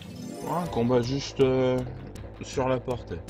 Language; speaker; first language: French; native; French